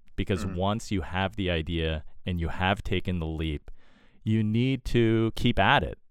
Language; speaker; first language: English; native; English